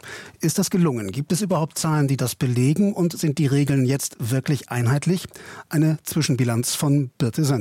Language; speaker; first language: German; native; German